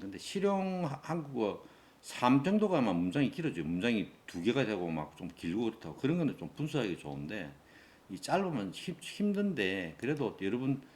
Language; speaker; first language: Korean; native; Korean